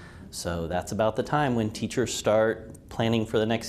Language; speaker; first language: English; native; English